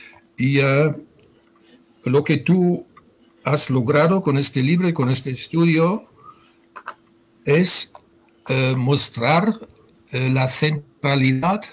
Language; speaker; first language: Spanish; non-native, fluent; German